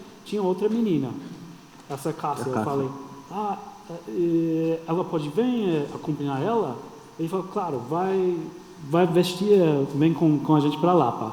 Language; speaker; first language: Portuguese; non-native, fluent; English